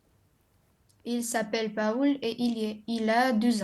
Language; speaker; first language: French; non-native, learner; Romanian